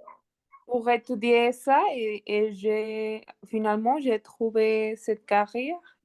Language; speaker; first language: French; non-native, learner; Spanish